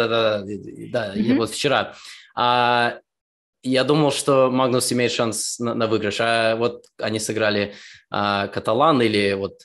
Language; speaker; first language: Russian; early bilingual, heritage; Russian